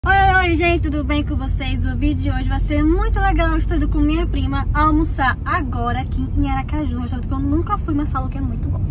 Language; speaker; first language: Portuguese; native; Portuguese